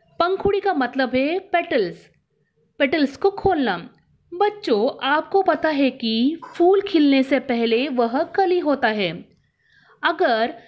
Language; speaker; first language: Hindi; non-native, local second language; Kannada